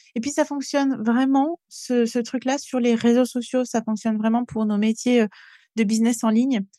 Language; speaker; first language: French; native; French